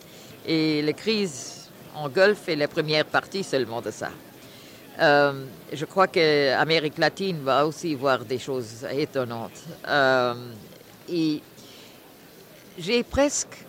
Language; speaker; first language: French; non-native, fluent; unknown